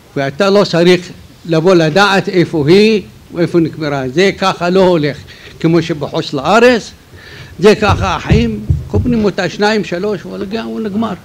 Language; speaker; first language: Hebrew; non-native, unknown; Arabic